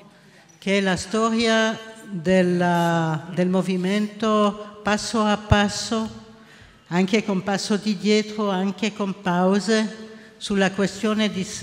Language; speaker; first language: Italian; non-native, local second language; French